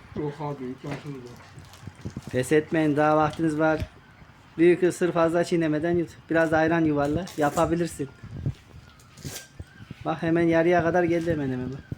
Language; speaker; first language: Turkish; native; Turkish